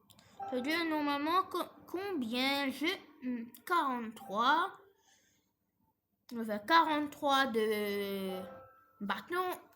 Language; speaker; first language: French; non-native, fluent; English